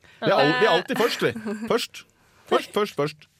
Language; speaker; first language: Norwegian; native; Norwegian